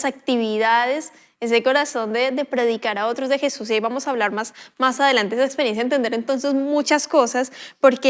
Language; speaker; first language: Spanish; native; Spanish